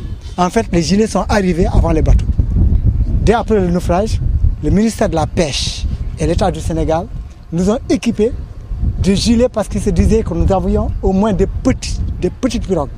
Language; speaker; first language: French; non-native, local second language; Wolof